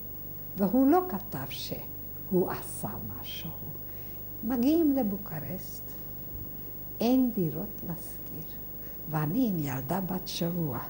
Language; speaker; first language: Hebrew; non-native, fluent; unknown